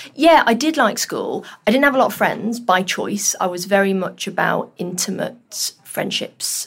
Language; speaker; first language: English; early bilingual, other home language; Urdu